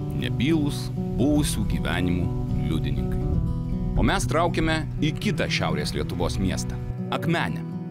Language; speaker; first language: Lithuanian; native; Lithuanian